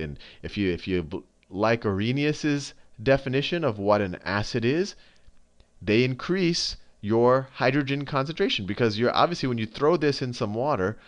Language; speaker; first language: English; native; English